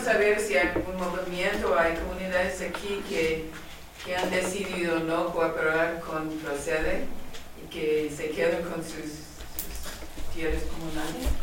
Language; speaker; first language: Spanish; non-native, learner; English